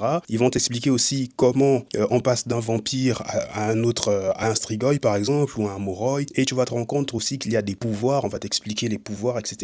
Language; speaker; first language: French; native; French